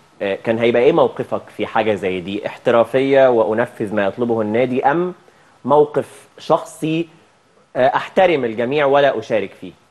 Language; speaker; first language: Arabic; native; Arabic